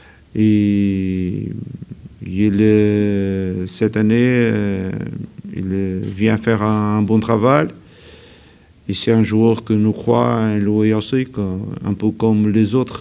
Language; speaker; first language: French; non-native, learner; Portuguese